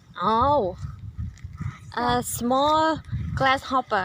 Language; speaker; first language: English; non-native, learner; Thai